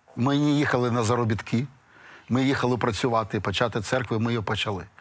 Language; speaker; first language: Ukrainian; non-native, local second language; Russian